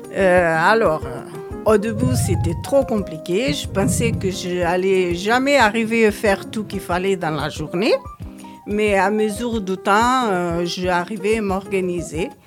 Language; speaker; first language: French; non-native, fluent; Portuguese